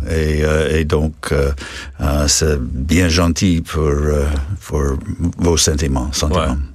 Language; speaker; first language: French; non-native, learner; English